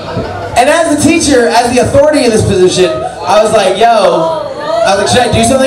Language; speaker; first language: English; native; English